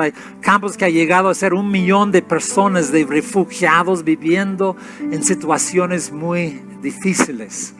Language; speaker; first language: Spanish; non-native, fluent; English